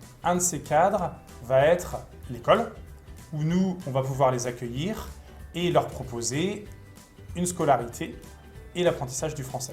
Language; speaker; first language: French; native; French